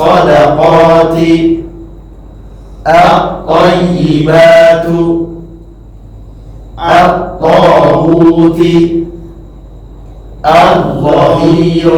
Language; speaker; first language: Arabic; non-native, learner; Indonesian